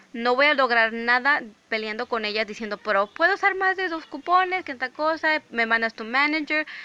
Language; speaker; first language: Spanish; early bilingual, heritage; English